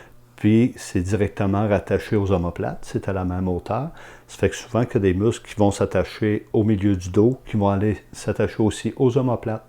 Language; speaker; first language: French; native; French